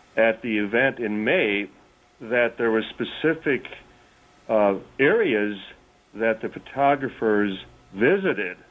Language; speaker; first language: English; native; English